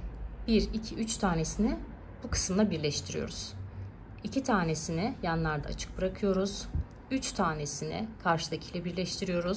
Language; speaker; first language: Turkish; native; Turkish